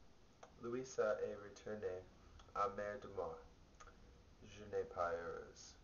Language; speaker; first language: French; non-native, learner; English